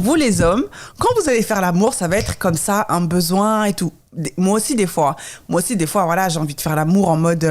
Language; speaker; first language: French; native; French